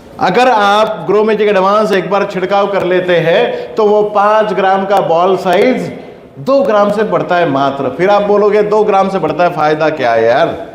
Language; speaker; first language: Hindi; non-native, local second language; Kannada